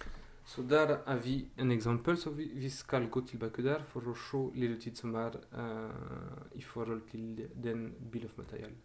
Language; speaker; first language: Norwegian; non-native, learner; Dutch